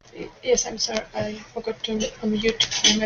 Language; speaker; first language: English; non-native, learner; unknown